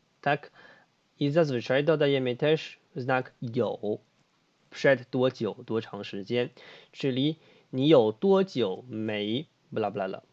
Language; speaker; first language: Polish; non-native, fluent; Chinese